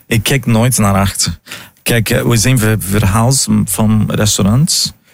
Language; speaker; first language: Dutch; non-native, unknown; Portuguese